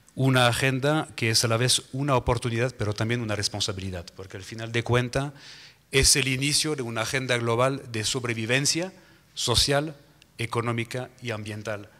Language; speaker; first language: Spanish; non-native, fluent; French